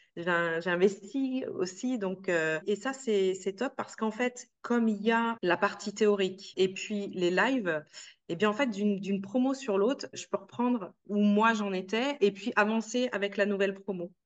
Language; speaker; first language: French; native; French